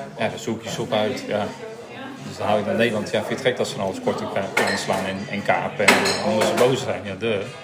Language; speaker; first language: Dutch; native; Dutch